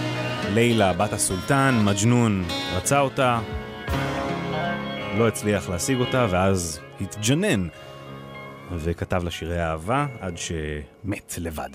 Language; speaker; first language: Hebrew; native; Hebrew